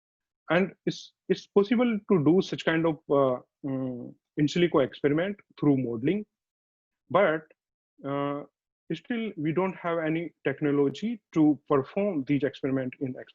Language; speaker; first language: English; non-native, fluent; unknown